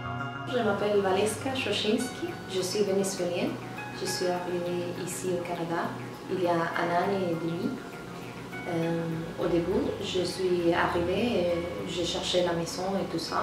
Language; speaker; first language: French; non-native, learner; Spanish